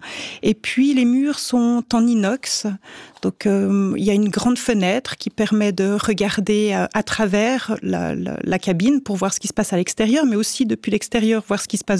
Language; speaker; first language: French; native; French